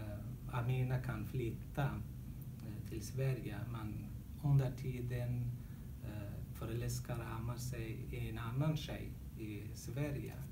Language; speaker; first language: Swedish; non-native, learner; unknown